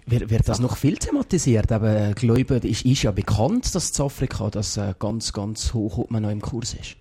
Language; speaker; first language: German; native; German